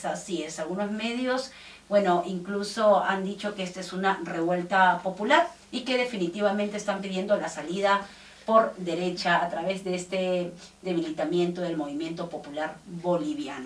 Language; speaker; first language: Spanish; native; Spanish